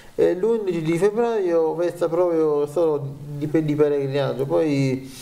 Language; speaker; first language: Italian; native; Italian